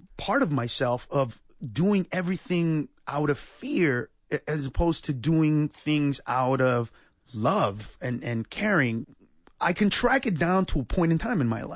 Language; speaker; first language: English; native; English